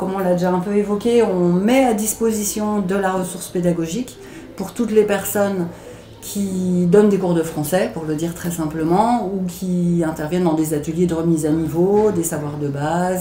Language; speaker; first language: French; native; French